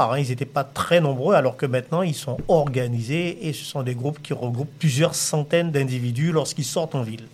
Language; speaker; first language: French; native; French